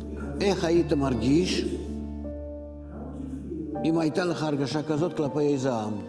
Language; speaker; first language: Hebrew; non-native, fluent; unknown